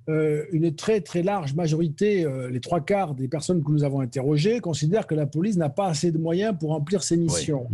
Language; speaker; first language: French; native; French